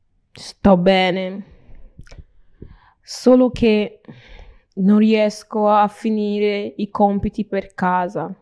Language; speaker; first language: Italian; non-native, learner; Nigerian Pidgin